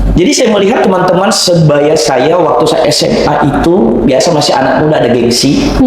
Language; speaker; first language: Indonesian; non-native, local second language; Nias